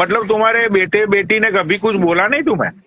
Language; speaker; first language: Hindi; native; Hindi